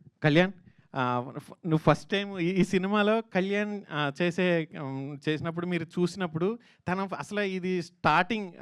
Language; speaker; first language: Telugu; native; Telugu